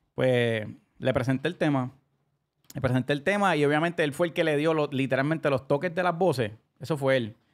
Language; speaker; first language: Spanish; native; Spanish